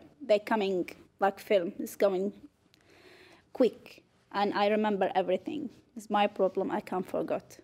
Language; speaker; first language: English; non-native, learner; Arabic